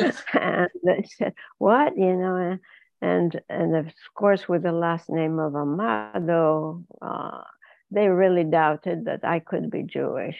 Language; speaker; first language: English; non-native, fluent; Ladino